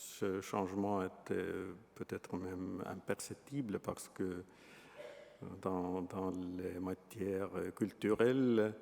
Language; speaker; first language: French; non-native, fluent; Estonian